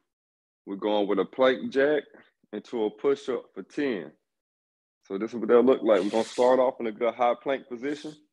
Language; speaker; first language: English; native; English